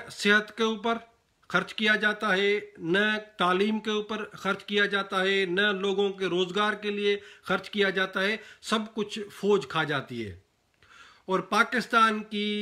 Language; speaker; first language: Urdu; non-native, local second language; Sindhi